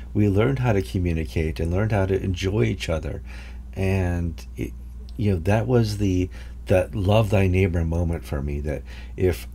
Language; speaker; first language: English; native; English